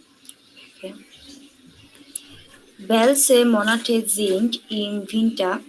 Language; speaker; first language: German; non-native, learner; Bangla